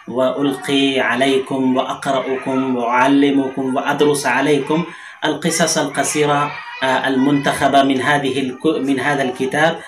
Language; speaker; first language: Arabic; non-native, fluent; Urdu